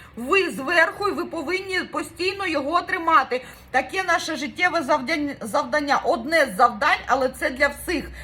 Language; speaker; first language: Ukrainian; non-native, local second language; Russian